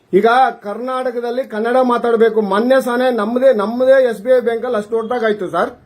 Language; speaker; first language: Kannada; native; Kannada